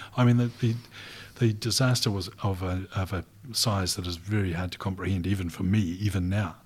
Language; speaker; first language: English; native; English